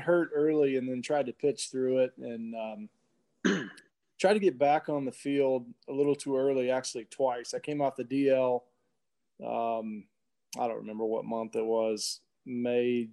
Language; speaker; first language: English; native; English